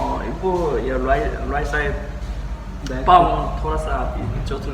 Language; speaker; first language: Hindi; non-native, learner; Korean